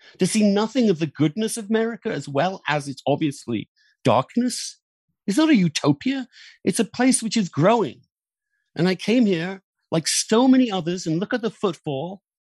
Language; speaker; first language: English; native; English